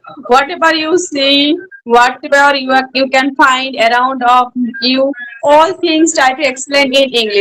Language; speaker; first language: English; non-native, learner; Bangla